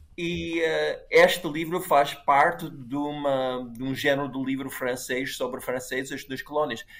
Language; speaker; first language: Portuguese; non-native, fluent; English